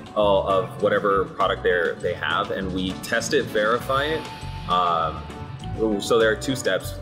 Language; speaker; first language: English; native; English